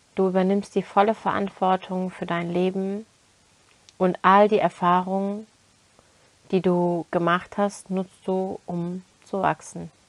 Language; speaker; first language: German; early bilingual, other home language; Turkish